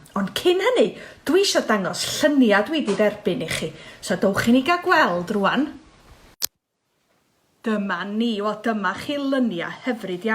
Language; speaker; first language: Welsh; native; Welsh